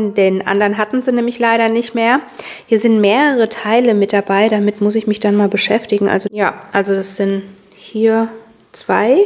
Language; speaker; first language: German; native; German